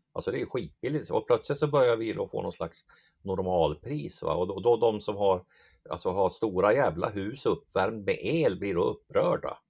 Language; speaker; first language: Swedish; native; Swedish